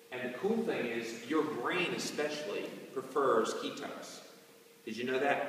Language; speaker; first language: English; native; English